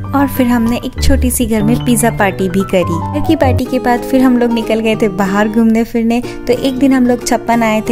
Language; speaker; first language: Hindi; native; Hindi